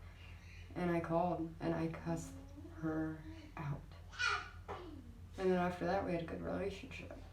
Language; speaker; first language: English; native; English